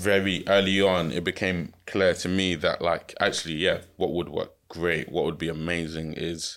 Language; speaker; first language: English; early bilingual, other home language; Yoruba